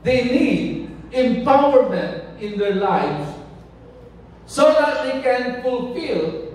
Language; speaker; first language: English; non-native, local second language; Filipino